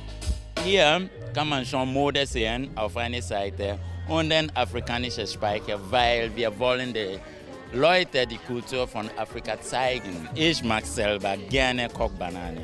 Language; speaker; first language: German; non-native, fluent; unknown